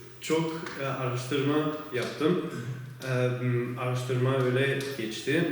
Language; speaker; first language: Turkish; early bilingual, heritage; Turkish